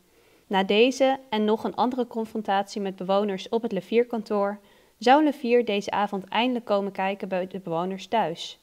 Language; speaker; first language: Dutch; native; Dutch